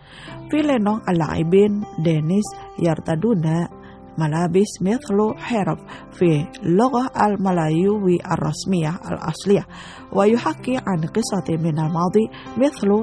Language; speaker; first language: Arabic; non-native, fluent; Indonesian